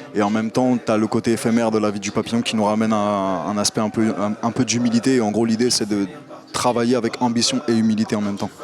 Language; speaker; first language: French; native; French